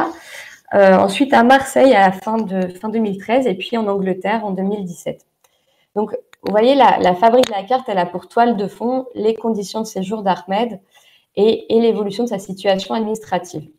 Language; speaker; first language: French; native; French